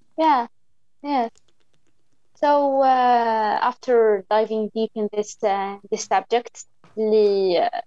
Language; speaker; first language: English; non-native, local second language; Arabic